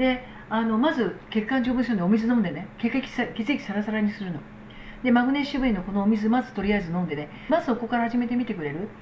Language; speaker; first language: Japanese; native; Japanese